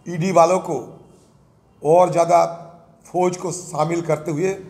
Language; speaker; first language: Hindi; non-native, local second language; Bangla